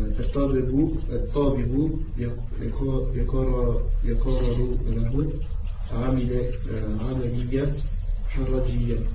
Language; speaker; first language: Arabic; non-native, learner; French